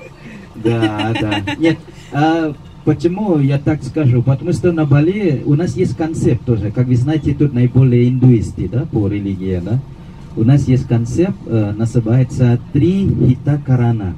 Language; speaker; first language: Russian; non-native, fluent; Balinese